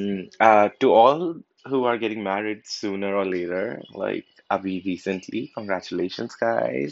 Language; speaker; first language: English; non-native, local second language; Punjabi